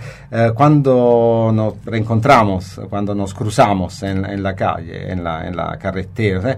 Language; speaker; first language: Spanish; non-native, fluent; Italian